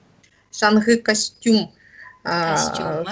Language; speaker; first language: Kazakh; non-native, learner; Russian